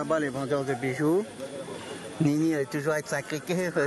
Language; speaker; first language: French; native; French